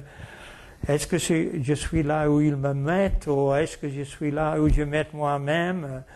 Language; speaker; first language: French; non-native, fluent; English